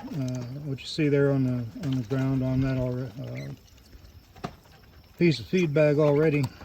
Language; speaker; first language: English; native; English